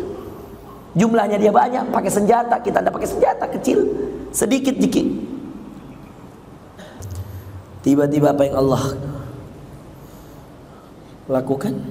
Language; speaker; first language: Indonesian; native; Indonesian